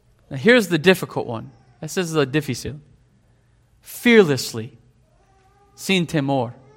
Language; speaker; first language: English; native; English